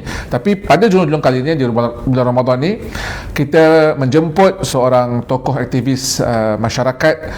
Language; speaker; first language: Malay; native; Malay